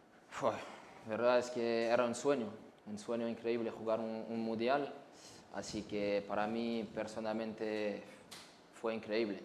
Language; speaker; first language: Spanish; non-native, fluent; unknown